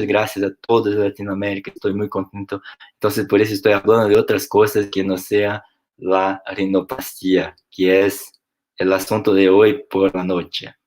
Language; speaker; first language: Spanish; non-native, fluent; Portuguese